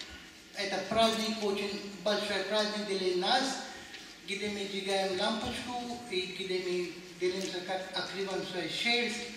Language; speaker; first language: Russian; non-native, learner; Hindi